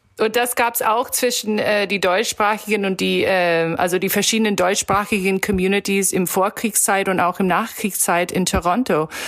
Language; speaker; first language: German; early bilingual, heritage; German